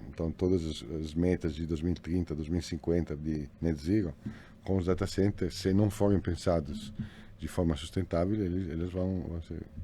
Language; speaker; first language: Portuguese; non-native, fluent; Italian